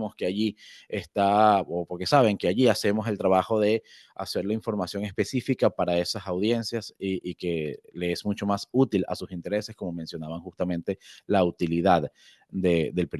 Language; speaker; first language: Spanish; native; Spanish